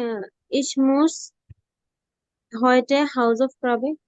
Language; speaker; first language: German; non-native, learner; Bangla